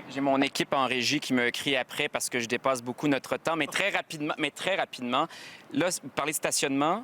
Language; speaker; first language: French; native; French